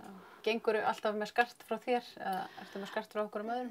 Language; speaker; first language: Icelandic; native; Icelandic